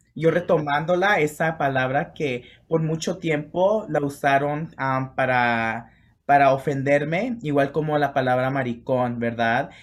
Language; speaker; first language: Spanish; early bilingual, heritage; Spanish